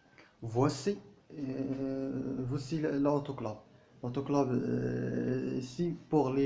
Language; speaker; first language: French; non-native, learner; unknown